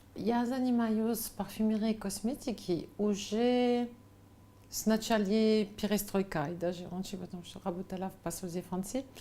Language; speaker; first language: Russian; non-native, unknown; French